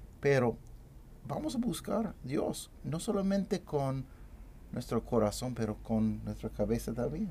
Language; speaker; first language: Spanish; non-native, fluent; English